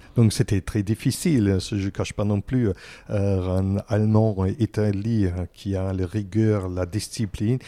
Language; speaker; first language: French; non-native, fluent; German